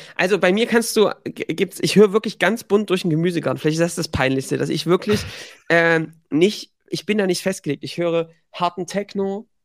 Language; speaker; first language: German; native; German